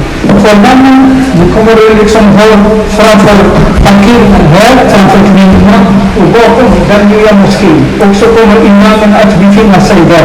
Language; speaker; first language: Swedish; non-native, fluent; Somali